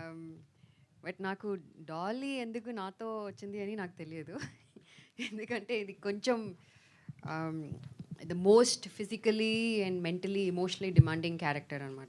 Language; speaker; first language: Telugu; non-native, fluent; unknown